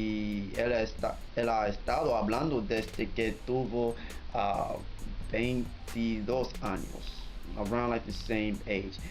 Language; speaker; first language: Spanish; non-native, learner; English